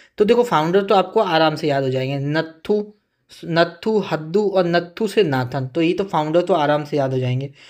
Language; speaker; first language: Hindi; native; Hindi